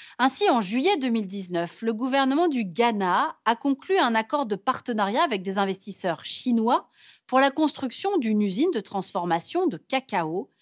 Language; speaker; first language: French; native; French